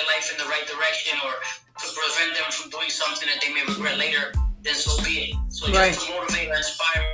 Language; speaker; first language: English; native; English